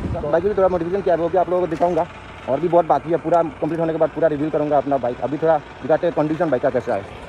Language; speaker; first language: Hindi; non-native, local second language; Bangla